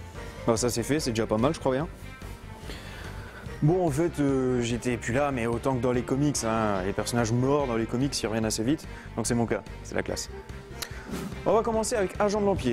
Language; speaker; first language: French; native; French